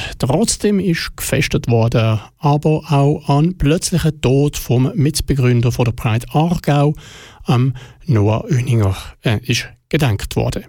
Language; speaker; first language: German; native; German